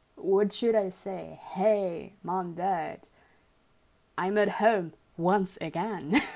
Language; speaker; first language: English; early bilingual, other home language; German